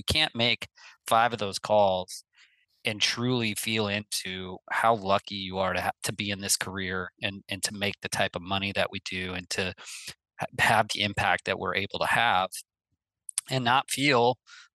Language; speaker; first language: English; native; English